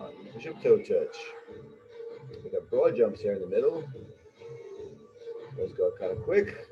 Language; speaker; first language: English; native; English